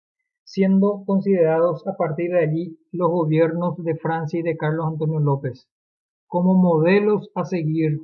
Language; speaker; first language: Spanish; native; Spanish